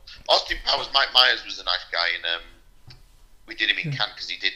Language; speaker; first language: English; native; English